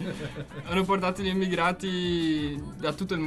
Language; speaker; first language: Italian; non-native, fluent; Portuguese